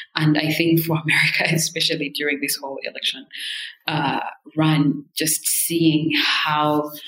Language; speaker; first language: English; non-native, local second language; Kinyarwanda